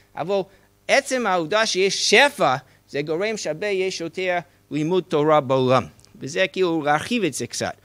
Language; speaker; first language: Hebrew; non-native, fluent; English